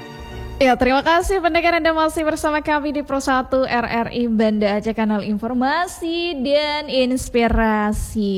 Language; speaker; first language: Indonesian; native; Indonesian